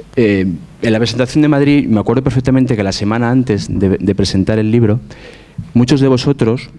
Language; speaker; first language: Spanish; native; Spanish